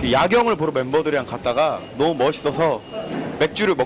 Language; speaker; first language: Korean; native; Korean